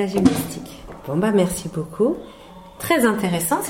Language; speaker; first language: French; native; French